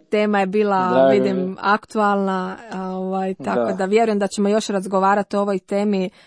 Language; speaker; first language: Croatian; native; Croatian